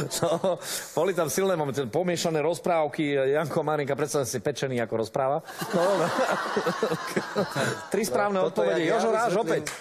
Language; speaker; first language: Slovak; native; Slovak